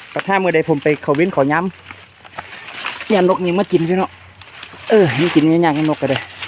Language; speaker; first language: Thai; native; Thai